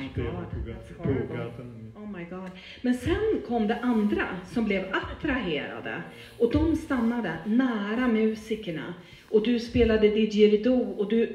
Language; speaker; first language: Swedish; native; Swedish